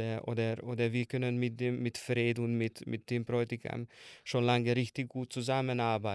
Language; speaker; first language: German; non-native, learner; Hungarian